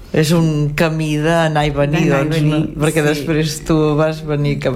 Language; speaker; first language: Catalan; native; Catalan